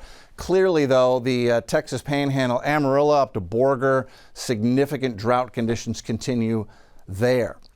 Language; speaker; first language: English; native; English